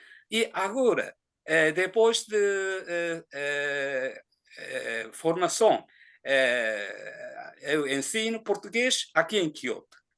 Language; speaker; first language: Portuguese; non-native, fluent; Japanese